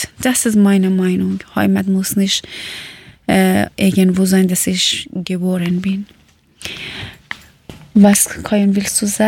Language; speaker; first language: German; non-native, learner; Persian